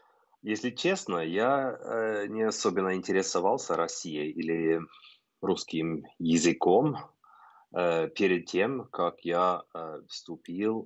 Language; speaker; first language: Russian; non-native, fluent; Norwegian